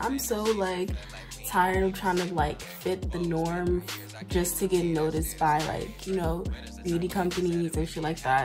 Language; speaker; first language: English; native; English